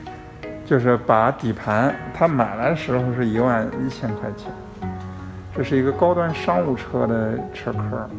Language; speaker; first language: Chinese; native; Chinese